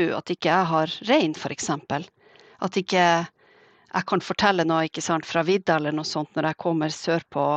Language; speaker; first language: Norwegian; native; Norwegian